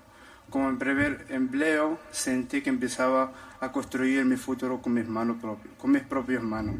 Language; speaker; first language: Spanish; non-native, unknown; Arabic